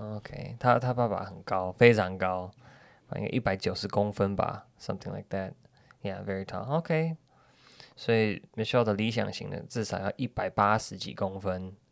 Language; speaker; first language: Chinese; native; Chinese